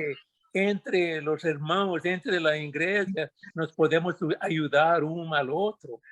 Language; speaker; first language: Portuguese; non-native, learner; Spanish